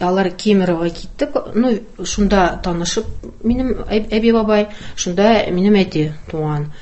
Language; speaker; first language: Tatar; non-native, fluent; Russian